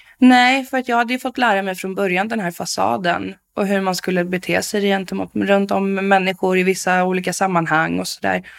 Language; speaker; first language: Swedish; native; Swedish